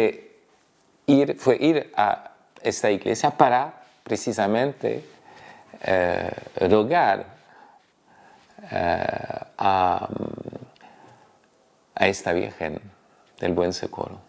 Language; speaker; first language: Spanish; non-native, fluent; French